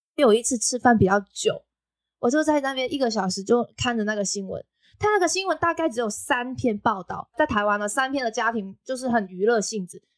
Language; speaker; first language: Chinese; non-native, local second language; Cantonese